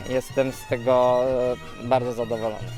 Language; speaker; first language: Polish; early bilingual, heritage; Polish